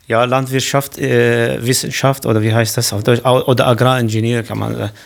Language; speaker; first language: German; non-native, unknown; Kurdish